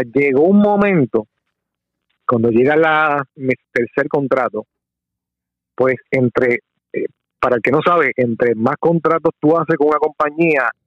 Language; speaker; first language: Spanish; native; Spanish